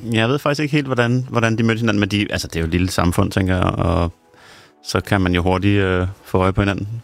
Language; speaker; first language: Danish; native; Danish